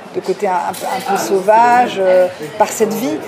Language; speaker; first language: French; native; French